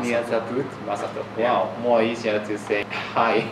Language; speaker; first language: English; non-native, learner; Japanese